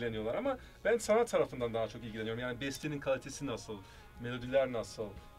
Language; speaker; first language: Turkish; early bilingual, heritage; Turkish